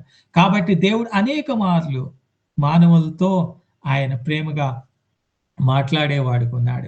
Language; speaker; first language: Telugu; native; Telugu